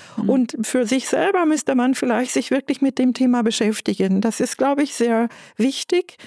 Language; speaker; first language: German; non-native, fluent; Turkish